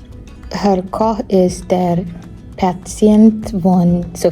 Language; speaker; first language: German; non-native, learner; Amharic